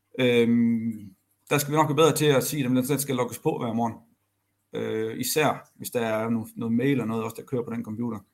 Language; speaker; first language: Danish; native; Danish